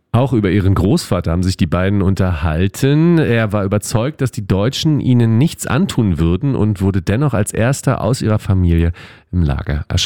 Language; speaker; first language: German; native; German